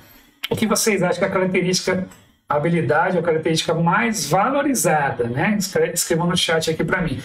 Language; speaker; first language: Portuguese; native; Portuguese